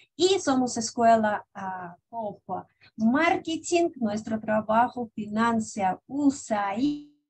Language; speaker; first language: Spanish; non-native, fluent; Russian